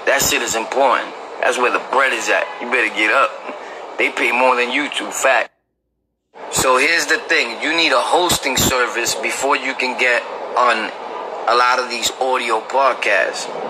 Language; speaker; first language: English; early bilingual, other home language; Spanish